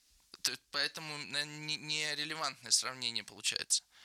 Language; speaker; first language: Russian; native; Russian